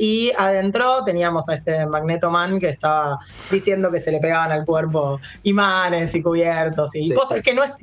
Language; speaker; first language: Spanish; native; Spanish